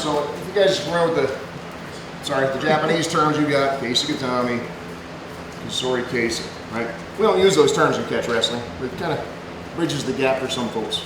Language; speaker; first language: English; native; English